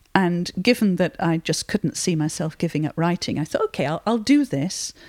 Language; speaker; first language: English; non-native, local second language; French